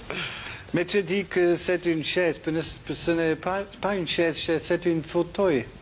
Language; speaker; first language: French; non-native, learner; German